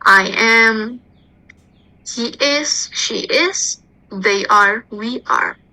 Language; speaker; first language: English; non-native, fluent; Indonesian